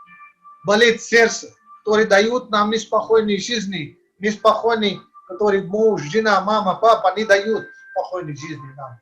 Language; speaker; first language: Russian; non-native, learner; Hindi